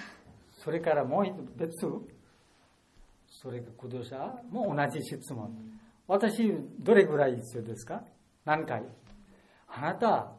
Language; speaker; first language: Japanese; non-native, learner; Bangla